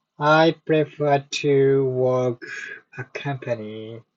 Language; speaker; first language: English; non-native, learner; Japanese